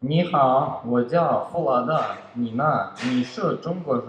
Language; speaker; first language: Chinese; non-native, learner; Russian